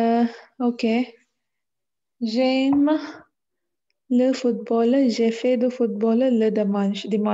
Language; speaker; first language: French; non-native, learner; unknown